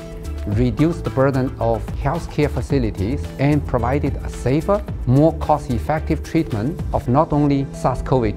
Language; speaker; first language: English; non-native, fluent; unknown